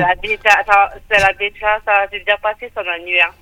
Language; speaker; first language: French; native; French